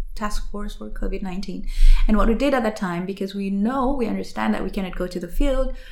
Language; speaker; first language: English; non-native, fluent; Indonesian